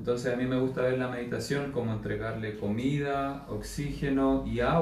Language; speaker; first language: Spanish; native; Spanish